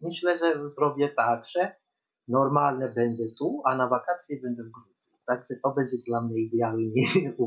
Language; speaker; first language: Polish; non-native, learner; Georgian